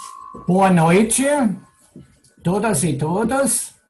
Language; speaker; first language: Portuguese; non-native, fluent; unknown